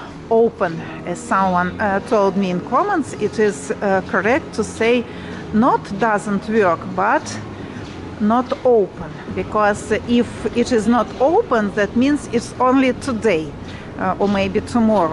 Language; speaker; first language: English; non-native, fluent; Russian